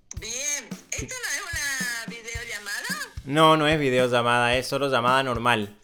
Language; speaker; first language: Spanish; native; Spanish